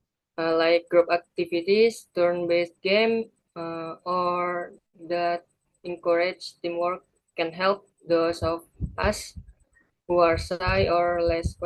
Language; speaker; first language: English; non-native, learner; Indonesian